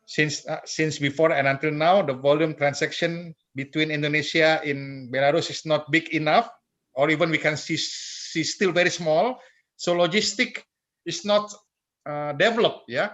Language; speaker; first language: English; non-native, fluent; Indonesian